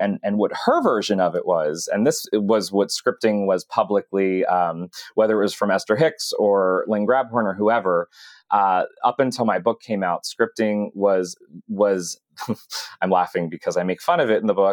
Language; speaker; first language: English; native; English